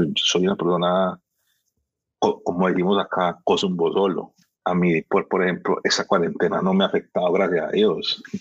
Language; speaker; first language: Spanish; early bilingual, heritage; Spanish